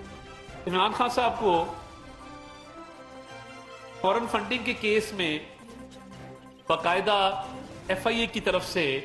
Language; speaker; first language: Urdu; non-native, local second language; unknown